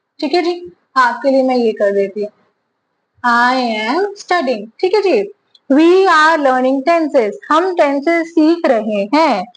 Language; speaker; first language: Hindi; native; Hindi